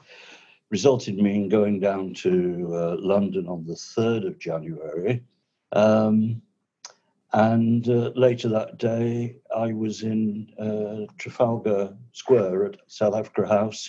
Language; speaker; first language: English; native; English